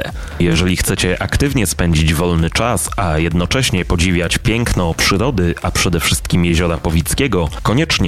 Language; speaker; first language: Polish; native; Polish